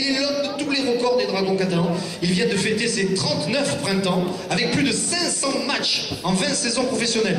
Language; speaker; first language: French; native; French